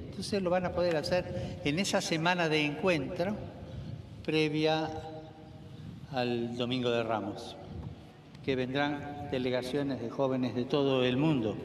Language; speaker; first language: Spanish; native; Spanish